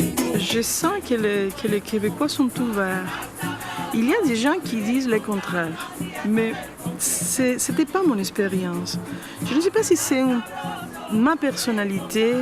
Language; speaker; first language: French; non-native, fluent; Spanish